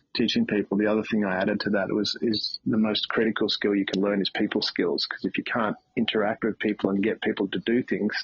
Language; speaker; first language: English; native; English